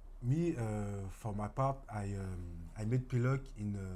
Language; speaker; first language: English; non-native, learner; French